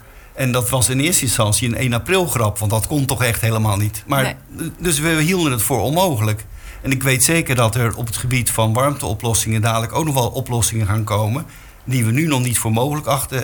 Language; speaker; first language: Dutch; native; Dutch